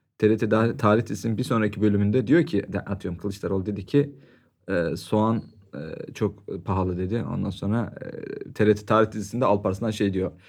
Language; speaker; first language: Turkish; native; Turkish